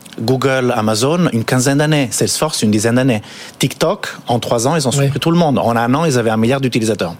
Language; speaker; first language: French; non-native, fluent; Italian